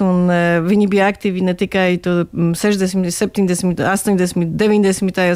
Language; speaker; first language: Latvian; non-native, fluent; Polish